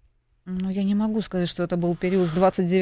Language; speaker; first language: Russian; native; Russian